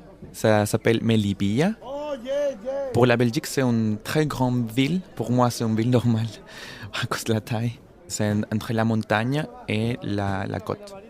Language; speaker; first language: French; non-native, fluent; Spanish